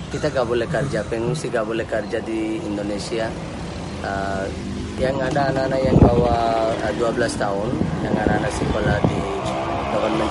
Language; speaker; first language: Indonesian; non-native, fluent; Rohingya